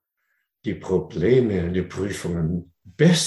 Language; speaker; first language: German; non-native, learner; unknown